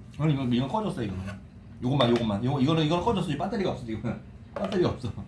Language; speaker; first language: Korean; native; Korean